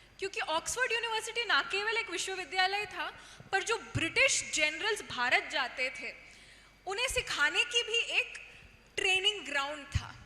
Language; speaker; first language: Hindi; non-native, local second language; Kannada